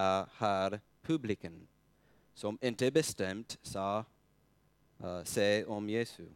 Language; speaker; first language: Swedish; non-native, fluent; English